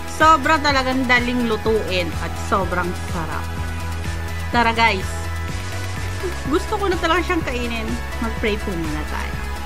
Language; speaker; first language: Filipino; non-native, local second language; Bikol